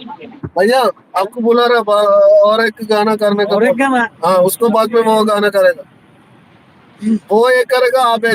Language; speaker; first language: Hindi; non-native, local second language; Malayalam